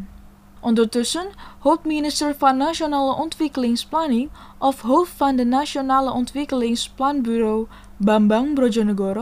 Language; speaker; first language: Dutch; non-native, fluent; Indonesian